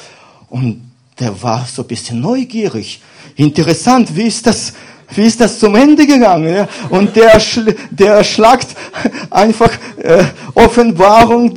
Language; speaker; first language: German; non-native, fluent; Russian